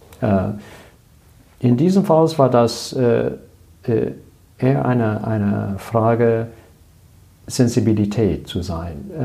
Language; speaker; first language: German; non-native, learner; English